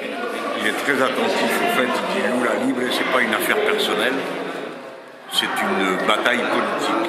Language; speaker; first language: French; native; French